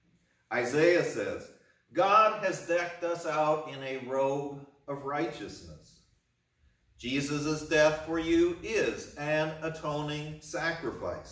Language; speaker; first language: English; native; English